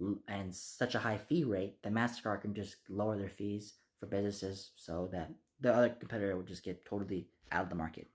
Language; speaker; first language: English; native; English